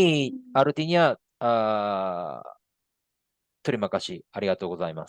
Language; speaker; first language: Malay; non-native, fluent; Japanese